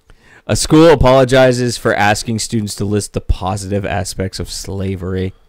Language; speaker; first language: English; native; English